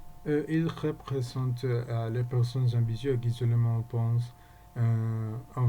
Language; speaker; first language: French; non-native, learner; Spanish